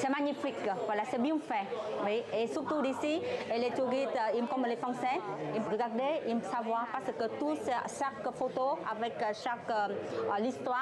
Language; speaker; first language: French; non-native, fluent; Vietnamese